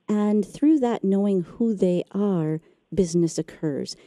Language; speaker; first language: English; native; English